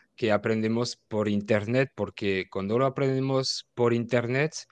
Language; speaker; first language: Spanish; non-native, fluent; French